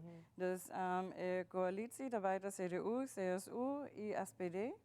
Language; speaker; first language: Dutch; non-native, local second language; Papiamento